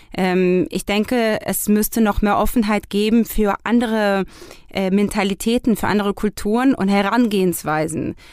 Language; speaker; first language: German; non-native, fluent; Hebrew